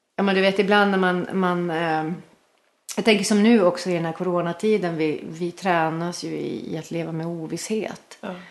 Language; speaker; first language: Swedish; native; Swedish